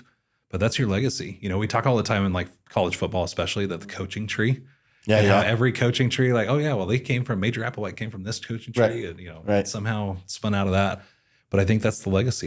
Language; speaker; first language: English; native; English